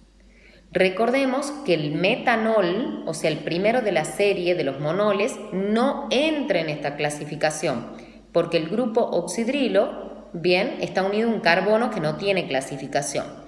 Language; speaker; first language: Spanish; native; Spanish